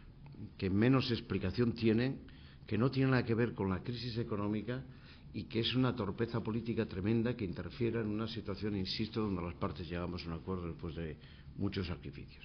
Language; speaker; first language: Spanish; native; Spanish